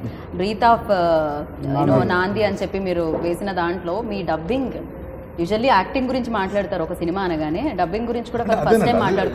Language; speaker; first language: Telugu; native; Telugu